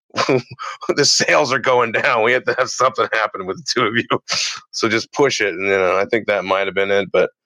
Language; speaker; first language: English; early bilingual, other home language; Italian